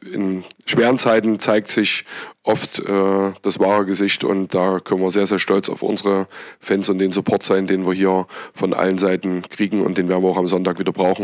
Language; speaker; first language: German; native; German